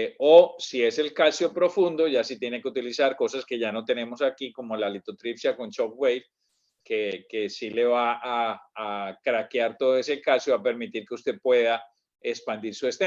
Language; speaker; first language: Spanish; native; Spanish